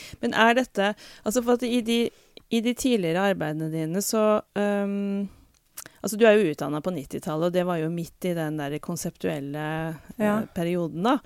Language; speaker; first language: Norwegian; native; Norwegian